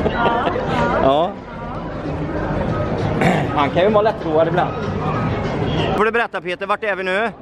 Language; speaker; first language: Swedish; native; Swedish